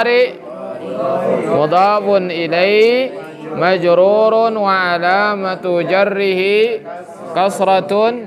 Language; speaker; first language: Arabic; non-native, fluent; Indonesian